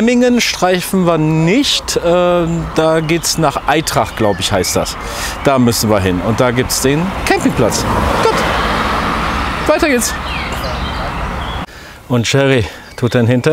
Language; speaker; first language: German; native; German